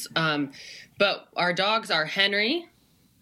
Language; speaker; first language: English; native; English